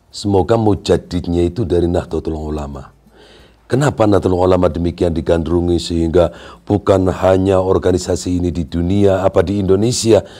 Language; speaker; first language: Indonesian; non-native, local second language; Sundanese